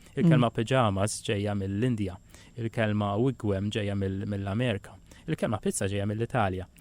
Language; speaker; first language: Maltese; native; Maltese